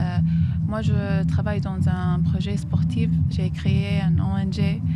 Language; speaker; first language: French; non-native, fluent; Arabic